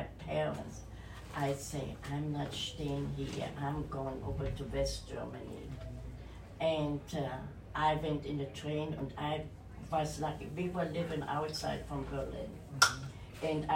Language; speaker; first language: English; non-native, fluent; German